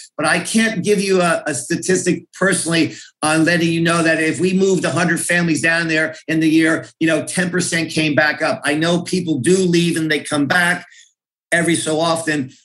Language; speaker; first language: English; native; English